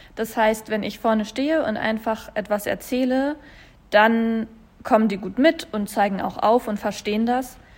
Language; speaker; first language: German; native; German